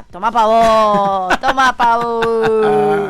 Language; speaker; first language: Spanish; native; Spanish